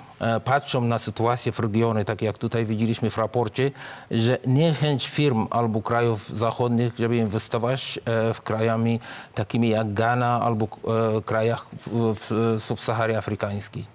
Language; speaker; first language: Polish; non-native, fluent; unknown